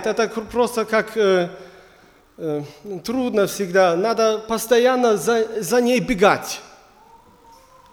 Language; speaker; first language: Russian; non-native, learner; German